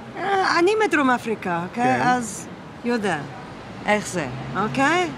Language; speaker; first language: Hebrew; non-native, learner; English